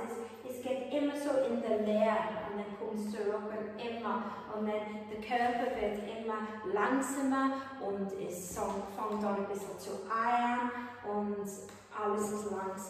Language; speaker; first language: German; non-native, fluent; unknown